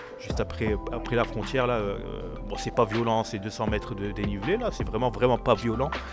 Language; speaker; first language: French; native; French